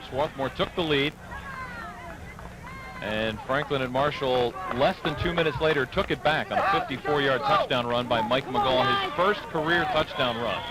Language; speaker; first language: English; native; English